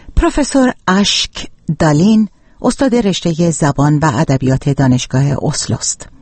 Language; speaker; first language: Persian; native; Persian